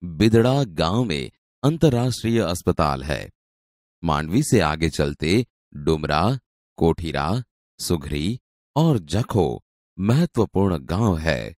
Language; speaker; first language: Hindi; non-native, local second language; Gujarati